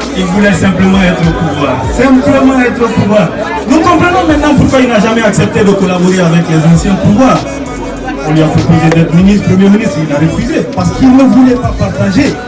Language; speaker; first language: French; non-native, local second language; Fula